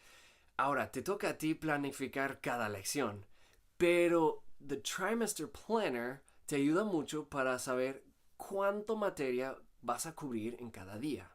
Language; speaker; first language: Spanish; non-native, fluent; English